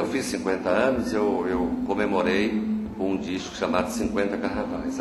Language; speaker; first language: Portuguese; native; Portuguese